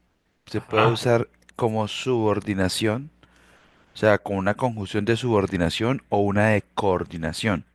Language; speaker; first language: Spanish; native; Spanish